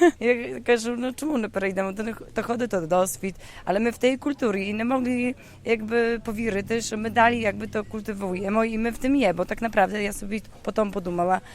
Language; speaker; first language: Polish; non-native, local second language; Ukrainian